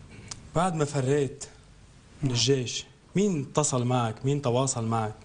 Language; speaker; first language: Arabic; native; Arabic